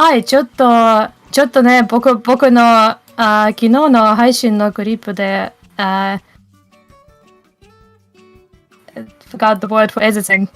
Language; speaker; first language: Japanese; non-native, learner; English